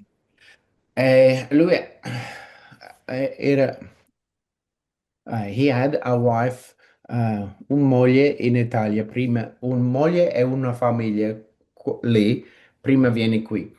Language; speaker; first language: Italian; non-native, learner; English